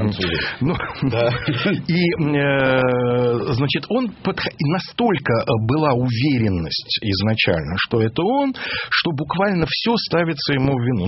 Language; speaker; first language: Russian; native; Russian